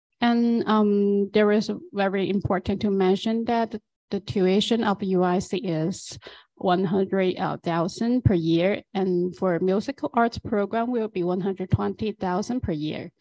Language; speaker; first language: English; non-native, fluent; Chinese